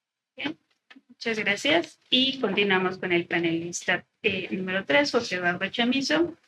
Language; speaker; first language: Spanish; native; Spanish